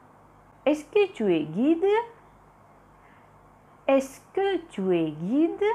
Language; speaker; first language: French; non-native, fluent; Indonesian